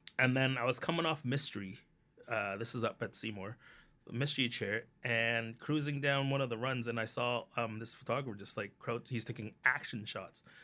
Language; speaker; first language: English; early bilingual, other home language; Cantonese